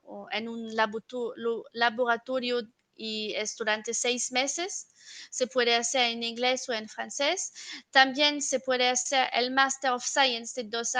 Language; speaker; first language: Spanish; non-native, fluent; French